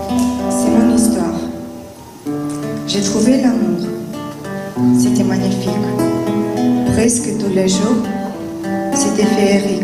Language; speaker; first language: French; non-native, learner; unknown